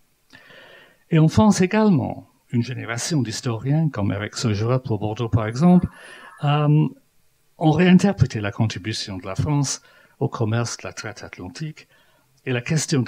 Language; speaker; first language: French; non-native, fluent; English